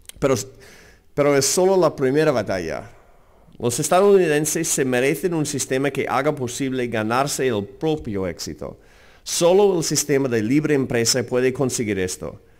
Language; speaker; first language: Spanish; non-native, fluent; English